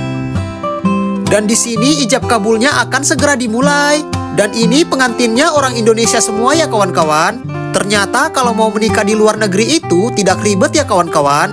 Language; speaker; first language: Indonesian; native; Indonesian